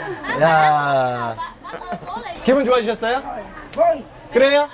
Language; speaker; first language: Korean; native; Korean